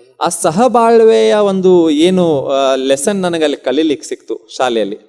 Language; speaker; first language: Kannada; non-native, local second language; Urdu